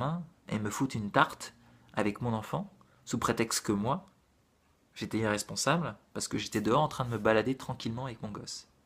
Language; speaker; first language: French; native; French